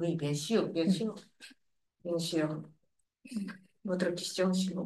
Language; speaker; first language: French; non-native, fluent; Russian